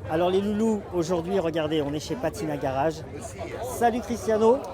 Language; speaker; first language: French; native; French